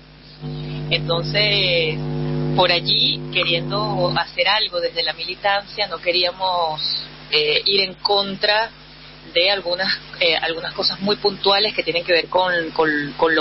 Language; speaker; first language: Spanish; native; Spanish